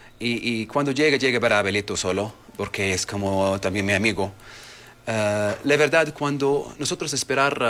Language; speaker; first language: Spanish; non-native, learner; Arabic